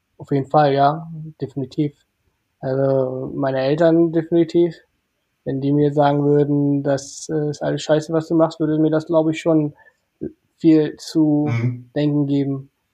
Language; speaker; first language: German; early bilingual, other home language; Portuguese